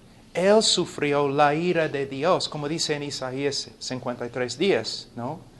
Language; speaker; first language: Spanish; non-native, fluent; English